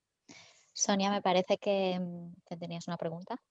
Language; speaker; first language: Spanish; native; Spanish